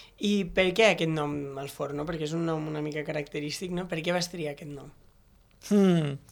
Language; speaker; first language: Catalan; native; Catalan